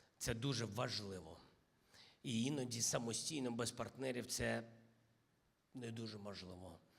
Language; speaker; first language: Ukrainian; non-native, local second language; Russian